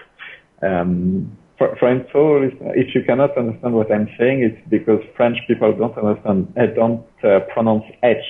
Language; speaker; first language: English; non-native, fluent; French